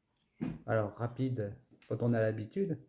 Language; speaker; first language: French; native; French